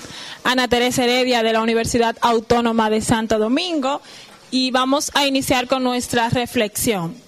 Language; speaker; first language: Spanish; native; Spanish